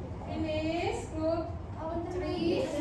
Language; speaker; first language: English; non-native, learner; Indonesian